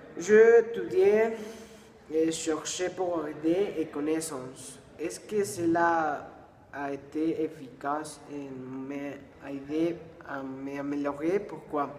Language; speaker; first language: French; non-native, learner; Spanish